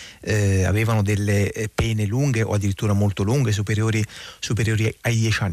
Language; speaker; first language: Italian; native; Italian